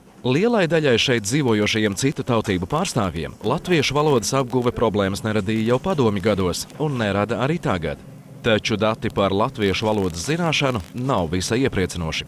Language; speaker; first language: Latvian; native; Latvian